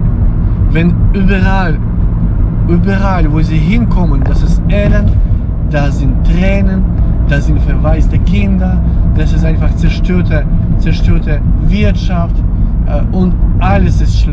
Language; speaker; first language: German; non-native, fluent; Ukrainian